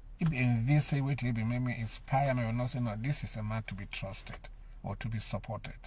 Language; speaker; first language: Nigerian Pidgin; native; Nigerian Pidgin